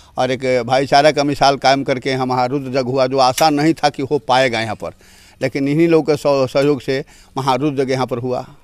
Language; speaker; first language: Hindi; native; Hindi